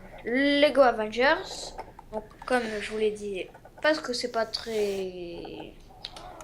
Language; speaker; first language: French; native; French